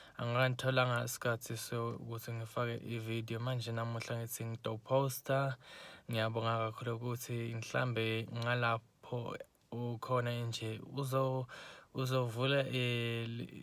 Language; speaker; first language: Zulu; non-native, local second language; Swati